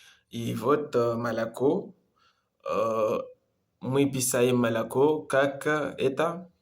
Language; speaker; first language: Russian; non-native, learner; Comorian